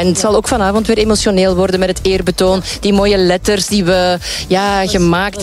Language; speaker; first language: Dutch; native; Dutch